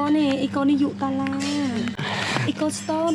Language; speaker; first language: Korean; non-native, learner; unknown